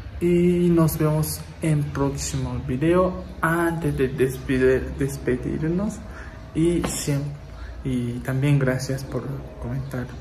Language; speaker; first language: Spanish; non-native, learner; Japanese